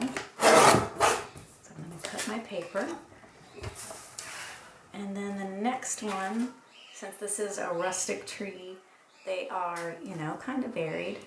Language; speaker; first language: English; native; English